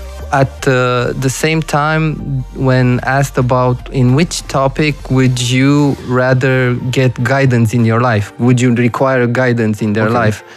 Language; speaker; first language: English; non-native, fluent; Romanian